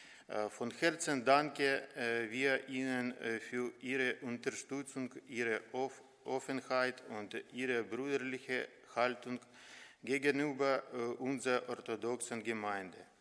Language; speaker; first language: German; non-native, learner; Ukrainian